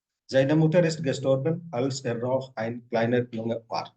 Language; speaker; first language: German; non-native, fluent; Hindi